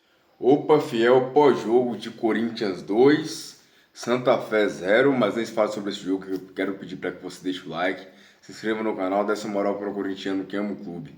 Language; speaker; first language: Portuguese; native; Portuguese